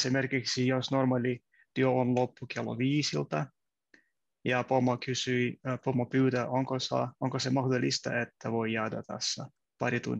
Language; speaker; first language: Finnish; non-native, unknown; Russian